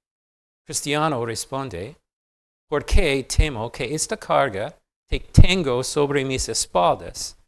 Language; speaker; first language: Spanish; non-native, fluent; English